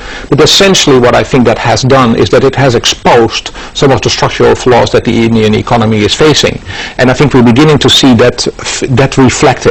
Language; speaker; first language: English; non-native, fluent; Dutch